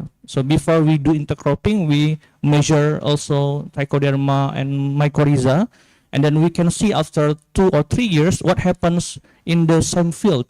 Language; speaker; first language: English; non-native, fluent; Indonesian